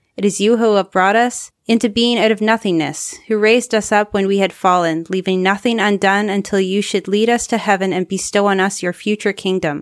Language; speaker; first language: English; native; English